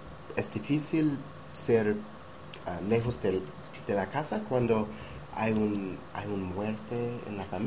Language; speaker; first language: Spanish; non-native, learner; English